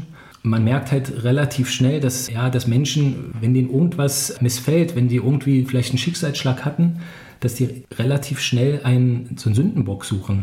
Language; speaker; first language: German; native; German